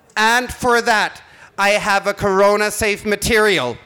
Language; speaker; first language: English; non-native, fluent; Danish